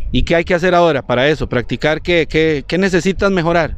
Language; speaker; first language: Spanish; native; Spanish